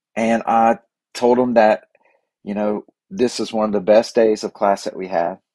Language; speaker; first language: English; native; English